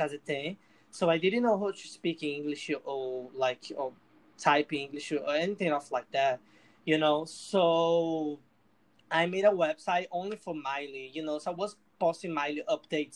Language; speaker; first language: English; non-native, fluent; Portuguese